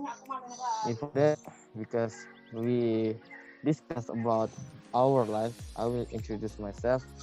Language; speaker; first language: English; non-native, learner; Indonesian